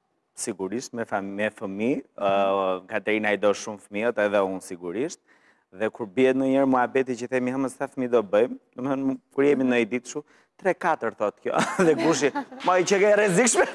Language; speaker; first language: Albanian; native; Albanian